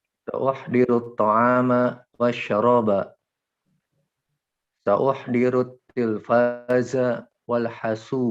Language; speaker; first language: Arabic; non-native, learner; Indonesian